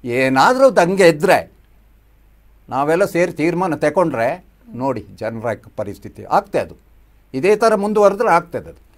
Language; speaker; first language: Kannada; non-native, local second language; Kodava